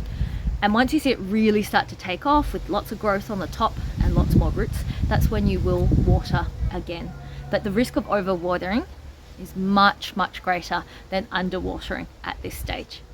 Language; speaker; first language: English; native; English